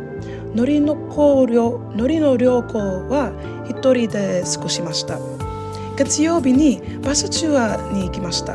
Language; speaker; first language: Japanese; non-native, learner; English